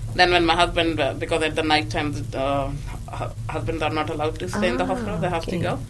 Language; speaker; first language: English; non-native, local second language; Hindi